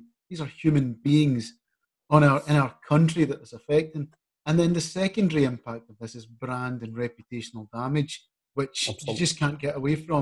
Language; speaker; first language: English; native; English